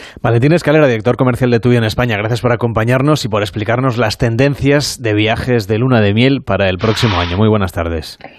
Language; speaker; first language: Spanish; native; Spanish